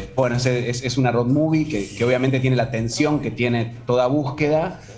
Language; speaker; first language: Spanish; native; Spanish